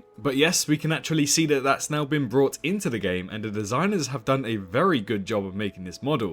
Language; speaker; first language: English; native; English